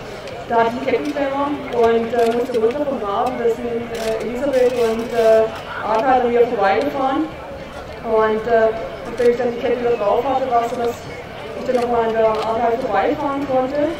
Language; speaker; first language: German; native; German